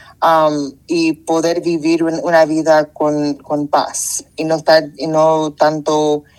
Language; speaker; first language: Spanish; early bilingual, heritage; Spanish